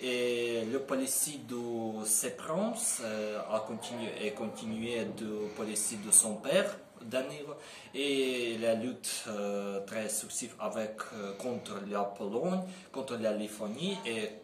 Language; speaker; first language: French; non-native, learner; Ukrainian